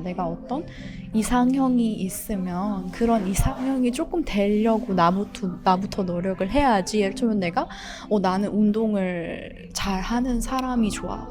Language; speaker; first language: Korean; non-native, fluent; Persian